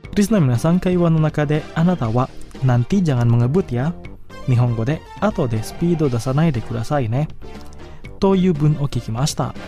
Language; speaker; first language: Japanese; non-native, fluent; Indonesian